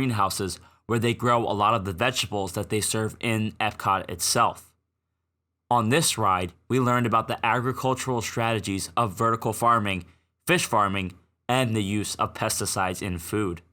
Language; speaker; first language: English; native; English